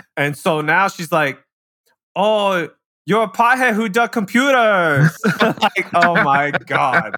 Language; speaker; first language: English; early bilingual, other home language; Filipino